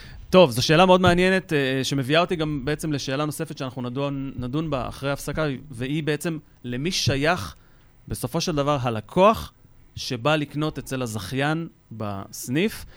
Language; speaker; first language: Hebrew; native; Hebrew